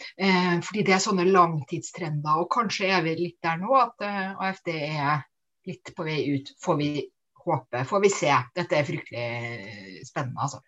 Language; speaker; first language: Norwegian; native; Norwegian